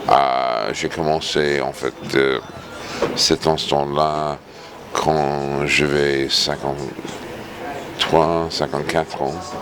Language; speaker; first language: French; non-native, fluent; English